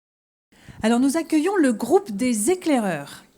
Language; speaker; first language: French; native; French